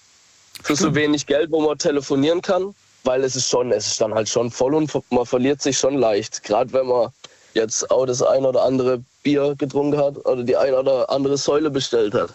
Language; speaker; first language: German; native; German